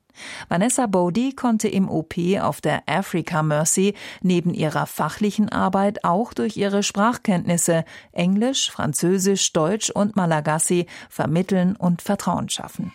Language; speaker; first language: German; native; German